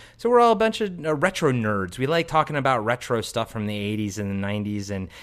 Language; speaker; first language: English; native; English